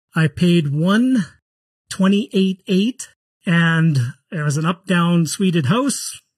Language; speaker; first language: English; native; English